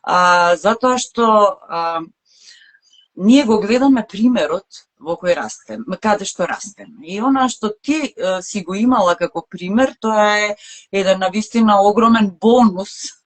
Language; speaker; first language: Macedonian; native; Macedonian